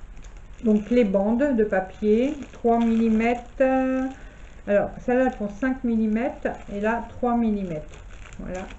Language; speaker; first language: French; native; French